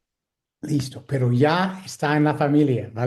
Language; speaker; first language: Spanish; non-native, fluent; English